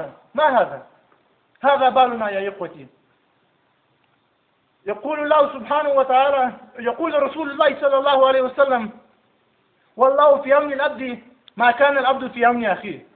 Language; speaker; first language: Arabic; non-native, learner; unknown